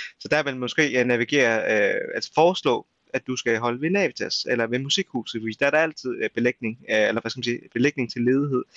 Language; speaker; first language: Danish; early bilingual, other home language; Vietnamese